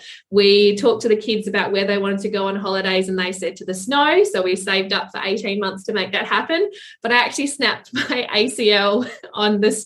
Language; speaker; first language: English; native; English